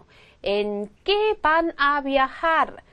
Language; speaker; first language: Spanish; non-native, fluent; Korean